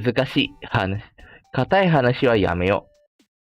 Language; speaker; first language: Japanese; non-native, fluent; Malay